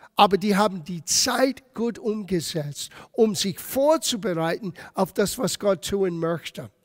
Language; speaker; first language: German; non-native, fluent; English